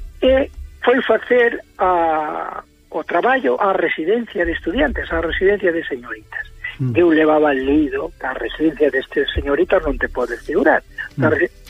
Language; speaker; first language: Galician; native; Galician